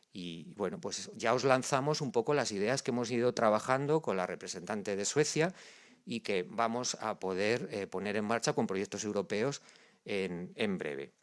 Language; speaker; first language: Spanish; native; Spanish